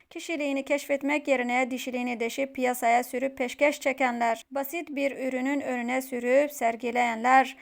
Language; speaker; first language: Turkish; native; Turkish